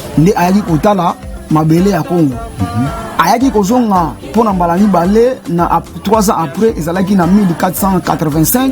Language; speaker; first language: Lingala; non-native, local second language; Kongo